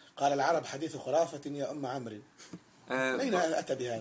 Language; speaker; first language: Arabic; native; Arabic